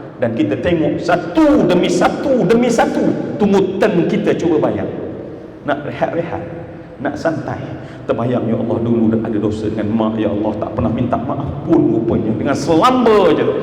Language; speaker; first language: Malay; native; Malay